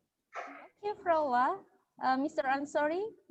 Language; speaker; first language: English; non-native, learner; Indonesian